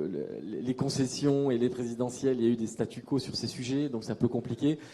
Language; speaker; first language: French; native; French